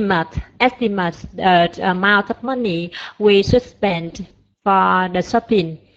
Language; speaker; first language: English; non-native, learner; Vietnamese